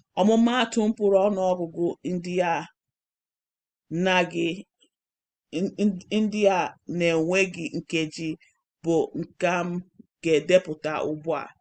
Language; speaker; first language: Igbo; non-native, learner; English